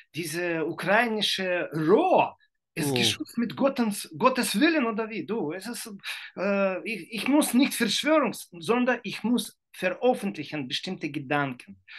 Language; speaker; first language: German; non-native, learner; Ukrainian